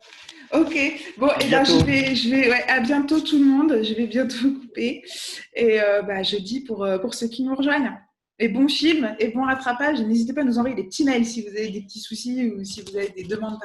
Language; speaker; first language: French; native; French